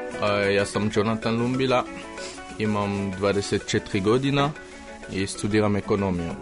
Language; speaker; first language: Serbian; non-native, learner; French